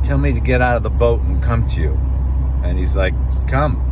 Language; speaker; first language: English; native; English